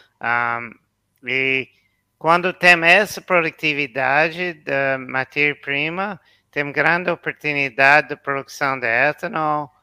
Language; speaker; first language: Portuguese; non-native, learner; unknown